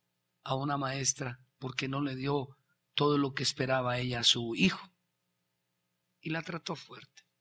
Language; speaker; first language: Spanish; native; Spanish